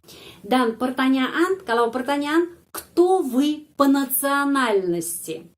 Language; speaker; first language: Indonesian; non-native, fluent; Russian